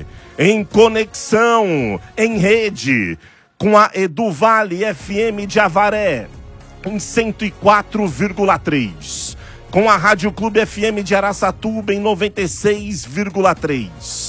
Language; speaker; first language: Portuguese; native; Portuguese